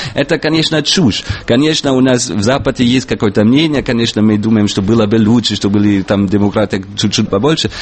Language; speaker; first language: Russian; non-native, fluent; German